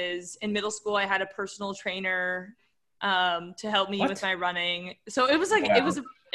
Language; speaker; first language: English; native; English